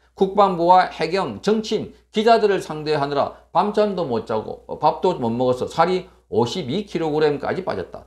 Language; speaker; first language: Korean; native; Korean